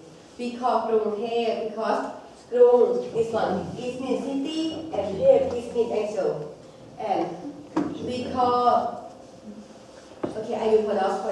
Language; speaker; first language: English; non-native, local second language; Thai